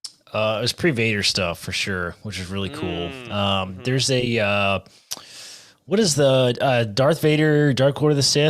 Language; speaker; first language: English; native; English